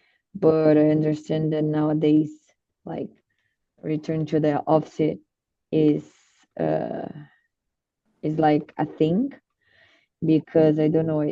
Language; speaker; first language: English; non-native, learner; Portuguese